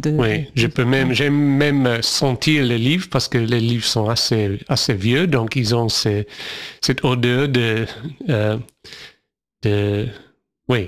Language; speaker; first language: French; non-native, fluent; English